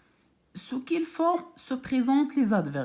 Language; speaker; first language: French; non-native, local second language; Arabic